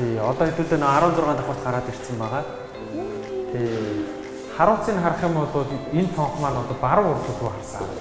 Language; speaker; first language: Mongolian; native; Mongolian